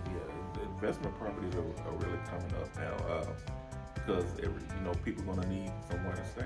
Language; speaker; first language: English; native; English